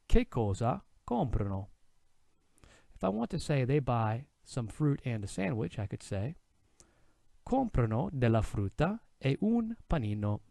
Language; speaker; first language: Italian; non-native, fluent; English